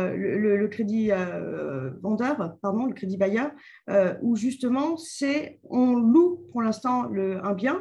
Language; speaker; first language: French; native; French